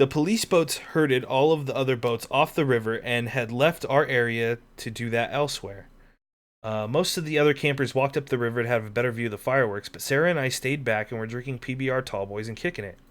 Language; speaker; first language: English; native; English